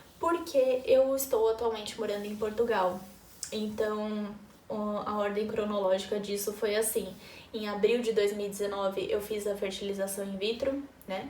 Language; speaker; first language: Portuguese; native; Portuguese